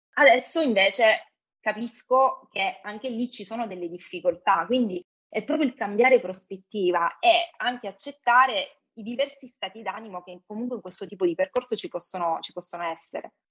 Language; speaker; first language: Italian; native; Italian